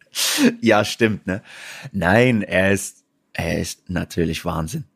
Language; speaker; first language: German; non-native, fluent; English